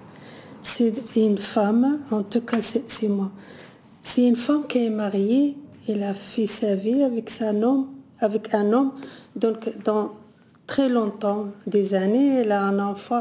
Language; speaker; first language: French; non-native, learner; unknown